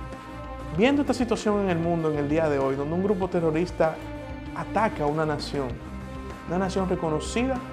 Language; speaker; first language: Spanish; native; Spanish